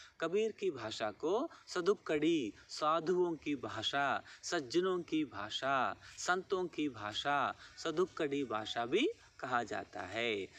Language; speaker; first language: Hindi; non-native, local second language; Telugu